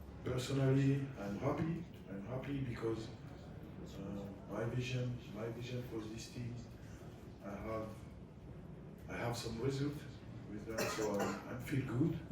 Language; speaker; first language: English; non-native, fluent; French